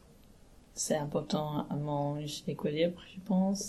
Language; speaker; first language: French; non-native, learner; English